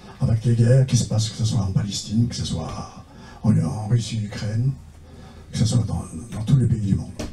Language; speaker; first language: French; non-native, local second language; Kabyle